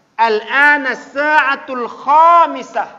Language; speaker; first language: Arabic; non-native, fluent; Indonesian